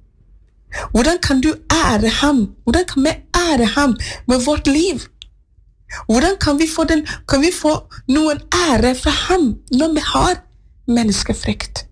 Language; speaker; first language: Norwegian; non-native, fluent; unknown